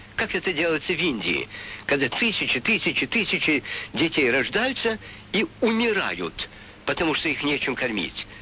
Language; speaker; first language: Russian; early bilingual, heritage; Russian